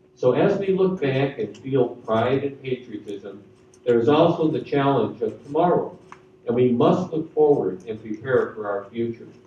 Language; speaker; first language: English; native; English